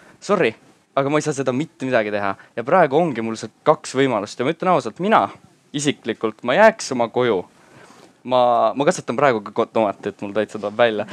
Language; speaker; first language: Estonian; non-native, local second language; Russian